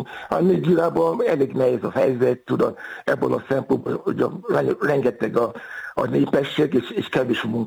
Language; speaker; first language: Hungarian; non-native, fluent; Yoruba